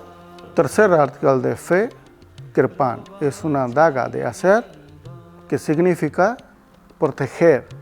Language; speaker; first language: Catalan; non-native, learner; Punjabi